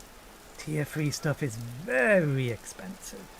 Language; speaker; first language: English; native; English